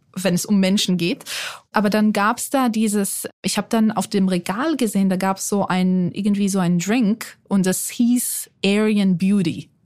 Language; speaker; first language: German; non-native, fluent; Hebrew